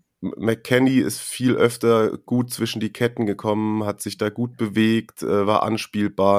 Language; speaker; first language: German; native; German